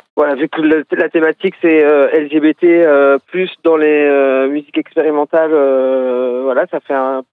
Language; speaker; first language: French; native; French